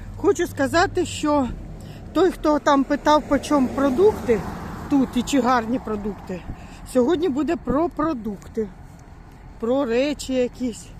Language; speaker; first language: Ukrainian; native; Ukrainian